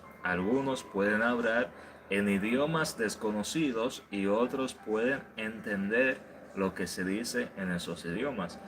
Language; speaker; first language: Spanish; native; Spanish